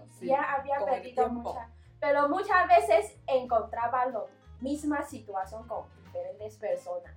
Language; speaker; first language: Spanish; non-native, learner; Chinese